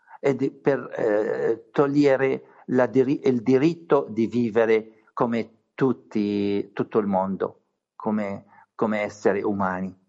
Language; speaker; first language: Italian; non-native, fluent; Arabic